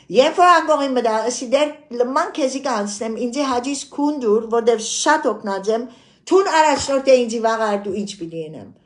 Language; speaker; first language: Armenian; early bilingual, heritage; Armenian